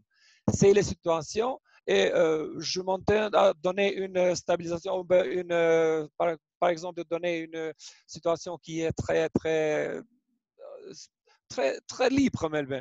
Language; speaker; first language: French; non-native, learner; Albanian